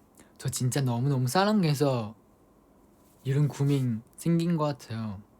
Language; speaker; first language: Korean; non-native, fluent; Chinese